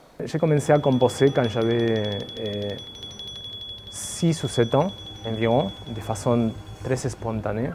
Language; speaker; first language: French; non-native, fluent; Spanish